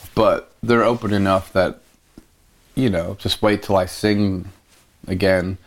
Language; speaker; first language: English; native; English